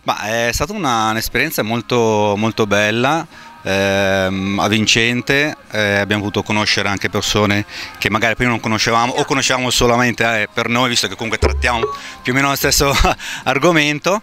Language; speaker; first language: Italian; native; Italian